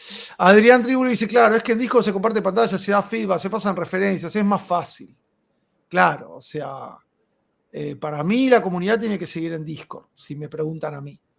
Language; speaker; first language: Spanish; native; Spanish